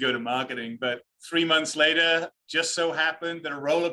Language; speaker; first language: English; native; English